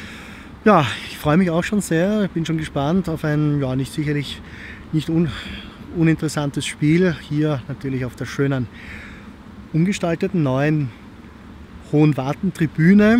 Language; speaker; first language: German; native; German